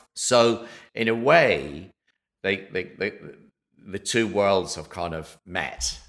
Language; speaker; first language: English; native; English